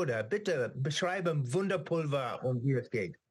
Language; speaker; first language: German; non-native, learner; English